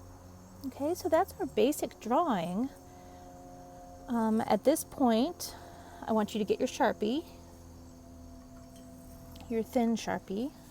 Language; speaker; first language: English; native; English